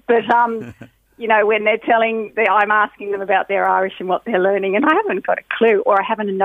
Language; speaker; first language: English; native; English